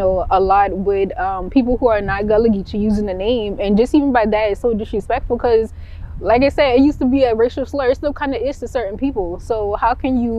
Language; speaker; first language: English; early bilingual, other home language; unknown